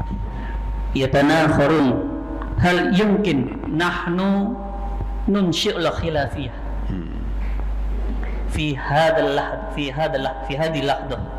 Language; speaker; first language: Arabic; non-native, local second language; Indonesian